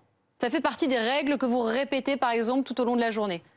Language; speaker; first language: French; native; French